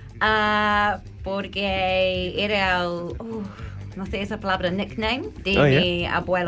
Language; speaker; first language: Spanish; non-native, learner; English